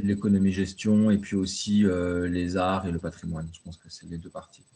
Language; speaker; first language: French; native; French